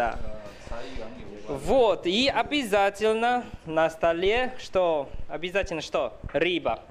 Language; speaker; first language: Russian; non-native, fluent; Chinese